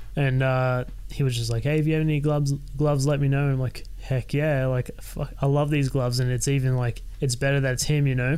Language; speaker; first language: English; native; English